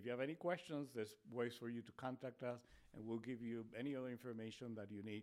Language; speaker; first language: English; non-native, fluent; Spanish